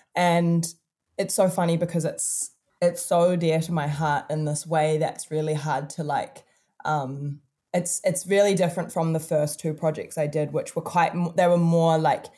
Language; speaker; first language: English; native; English